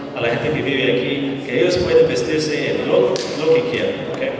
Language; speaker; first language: Spanish; non-native, fluent; English